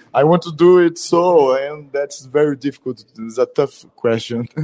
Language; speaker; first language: English; non-native, learner; Portuguese